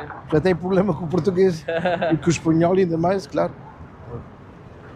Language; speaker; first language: Portuguese; early bilingual, heritage; German